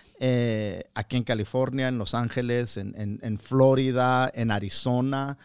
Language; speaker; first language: Spanish; early bilingual, heritage; Spanish